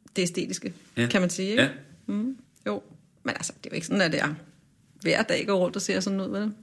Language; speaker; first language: Danish; native; Danish